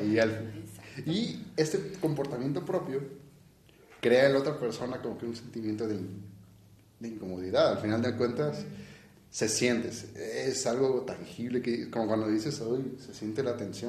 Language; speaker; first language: Spanish; native; Spanish